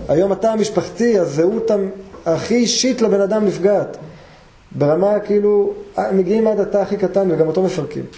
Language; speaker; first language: Hebrew; native; Hebrew